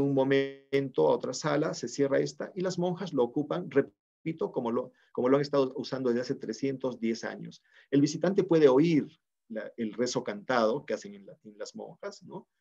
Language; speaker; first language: Spanish; native; Spanish